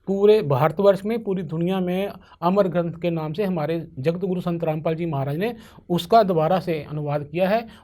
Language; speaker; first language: Hindi; non-native, local second language; Punjabi